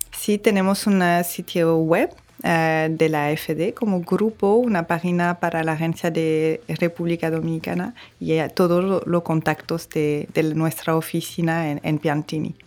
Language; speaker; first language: Spanish; non-native, fluent; French